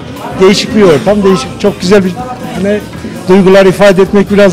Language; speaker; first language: Turkish; non-native, learner; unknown